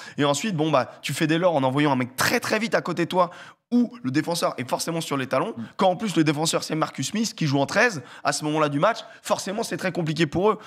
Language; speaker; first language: French; native; French